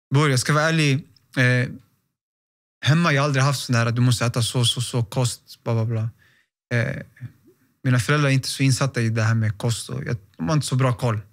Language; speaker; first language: Swedish; native; Swedish